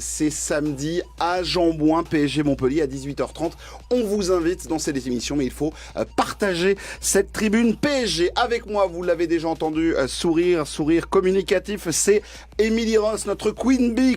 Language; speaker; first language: French; native; French